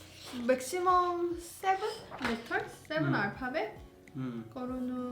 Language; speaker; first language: Nepali; non-native, learner; Korean